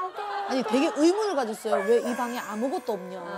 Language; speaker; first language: Korean; native; Korean